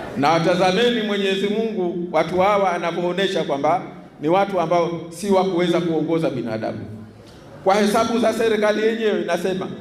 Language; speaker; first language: Swahili; native; Swahili